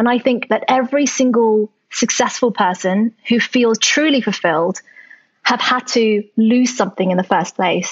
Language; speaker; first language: English; early bilingual, other home language; Chinese